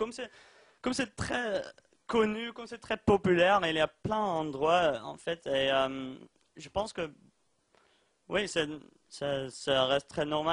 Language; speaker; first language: French; non-native, learner; Dutch